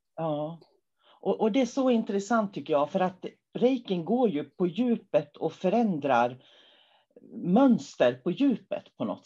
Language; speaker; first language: Swedish; native; Swedish